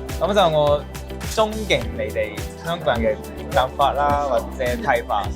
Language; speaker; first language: Cantonese; non-native, fluent; Japanese